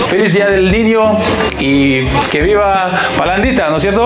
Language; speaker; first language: Spanish; non-native, fluent; English